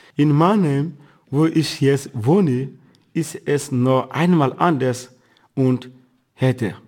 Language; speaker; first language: German; non-native, fluent; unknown